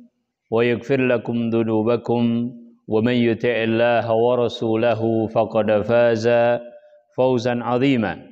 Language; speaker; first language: Arabic; non-native, fluent; Indonesian